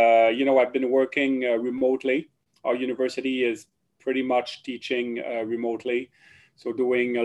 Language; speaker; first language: English; non-native, fluent; French